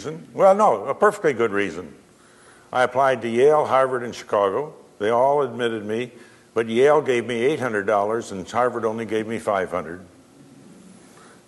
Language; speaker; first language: English; native; English